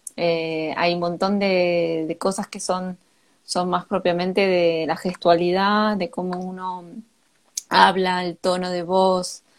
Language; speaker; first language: Spanish; native; Spanish